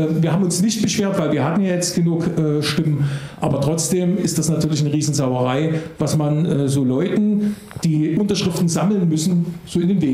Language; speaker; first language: German; native; German